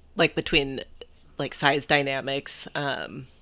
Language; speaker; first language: English; early bilingual, other home language; Japanese